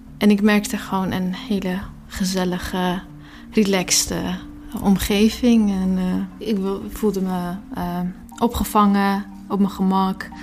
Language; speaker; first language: Dutch; early bilingual, other home language; Persian